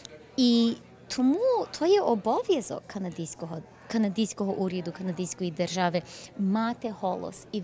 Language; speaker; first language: Ukrainian; early bilingual, heritage; Ukrainian